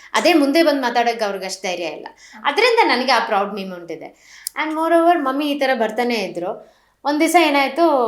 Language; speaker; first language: Kannada; non-native, local second language; Malayalam